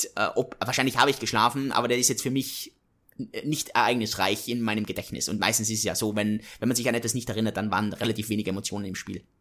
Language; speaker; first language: German; native; German